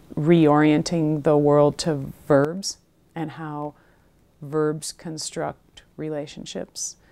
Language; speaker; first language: English; native; English